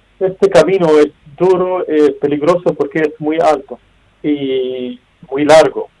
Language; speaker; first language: Spanish; non-native, learner; Arabic